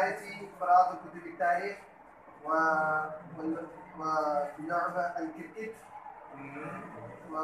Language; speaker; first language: Arabic; non-native, learner; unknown